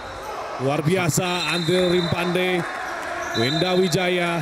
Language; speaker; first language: Indonesian; native; Indonesian